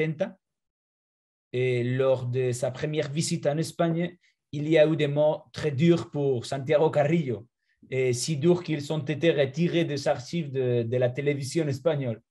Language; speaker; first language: French; non-native, fluent; Spanish